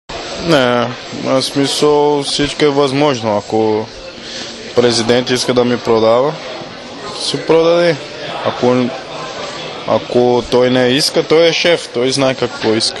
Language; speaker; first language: Bulgarian; non-native, learner; Portuguese